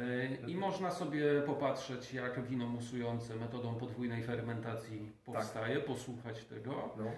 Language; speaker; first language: Polish; native; Polish